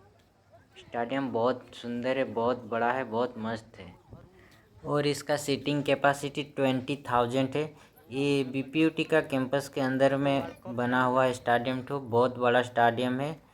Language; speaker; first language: Hindi; non-native, local second language; Odia